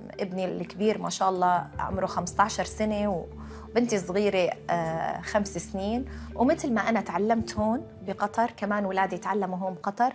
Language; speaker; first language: Arabic; native; Arabic